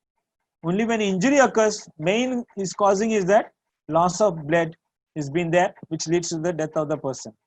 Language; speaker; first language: English; non-native, local second language; Tamil